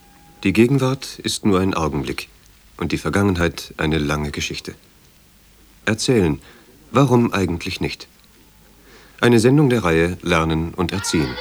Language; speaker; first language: German; native; German